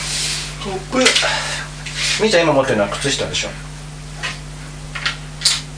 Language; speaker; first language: Japanese; native; Japanese